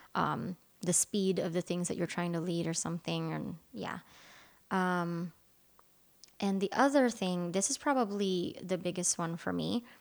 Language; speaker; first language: English; non-native, local second language; Filipino